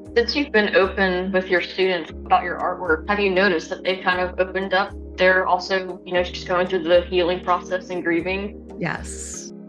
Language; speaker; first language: English; native; English